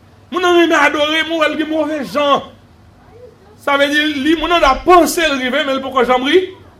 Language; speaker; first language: French; native; French